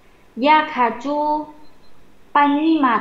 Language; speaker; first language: Russian; non-native, learner; Vietnamese